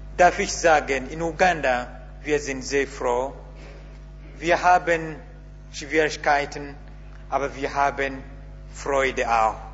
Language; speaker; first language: German; non-native, learner; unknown